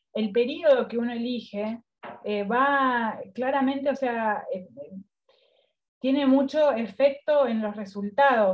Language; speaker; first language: Spanish; native; Spanish